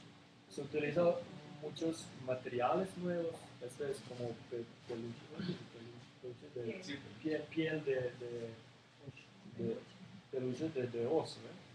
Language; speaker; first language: Spanish; non-native, learner; Serbian